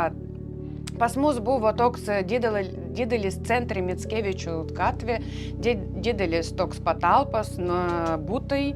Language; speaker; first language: Lithuanian; non-native, learner; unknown